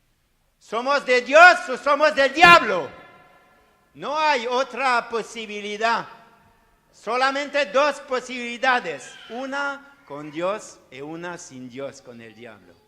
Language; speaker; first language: Spanish; non-native, learner; French